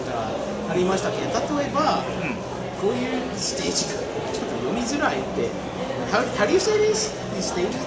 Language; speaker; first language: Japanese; non-native, fluent; English